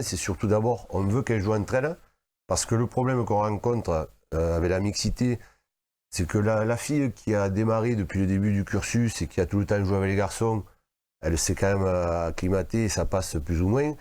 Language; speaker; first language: French; native; French